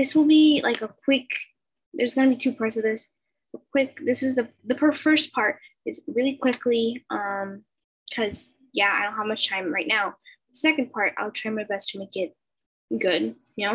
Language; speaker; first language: English; non-native, fluent; Spanish